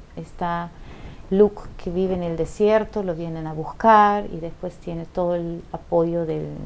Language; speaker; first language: Spanish; non-native, fluent; Dutch